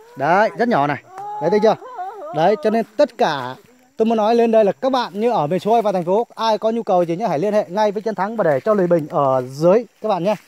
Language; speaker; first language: Vietnamese; non-native, local second language; Muong